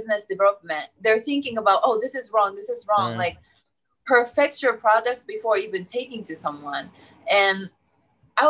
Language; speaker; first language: English; non-native, fluent; Japanese